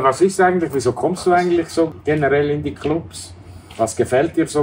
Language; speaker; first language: German; native; German